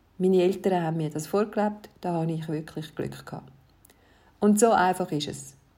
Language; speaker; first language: German; early bilingual, other home language; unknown